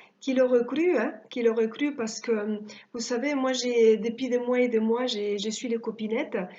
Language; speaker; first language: French; early bilingual, other home language; Spanish